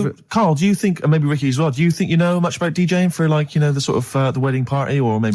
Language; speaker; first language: English; native; English